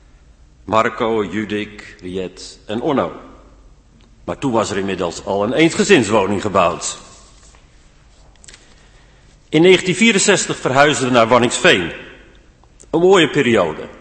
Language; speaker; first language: Dutch; native; Dutch